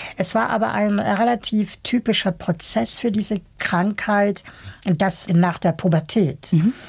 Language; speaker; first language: German; early bilingual, other home language; Bosnian